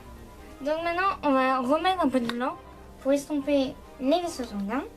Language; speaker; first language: French; native; French